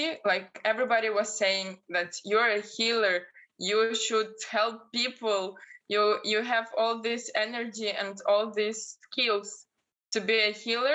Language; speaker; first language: English; non-native, fluent; Russian